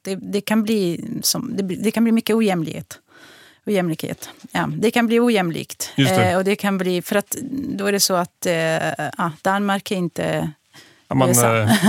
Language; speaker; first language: Swedish; non-native, fluent; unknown